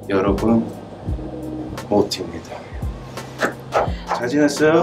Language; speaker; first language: Korean; early bilingual, heritage; Korean